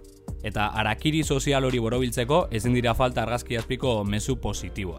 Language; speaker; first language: Basque; native; Basque